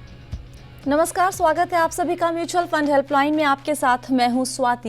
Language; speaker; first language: Hindi; native; Hindi